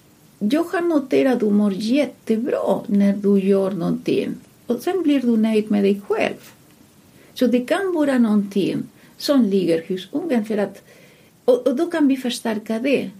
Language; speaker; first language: Swedish; non-native, fluent; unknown